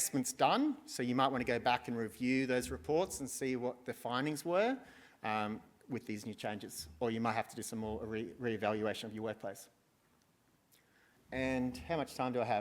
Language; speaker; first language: English; native; English